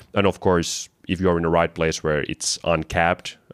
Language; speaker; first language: English; non-native, fluent; Finnish